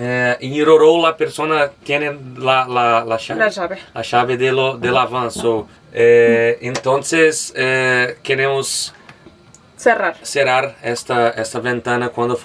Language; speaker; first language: Spanish; non-native, learner; Portuguese